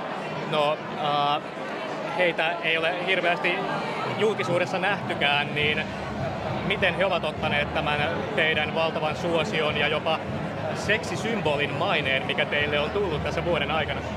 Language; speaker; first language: Finnish; native; Finnish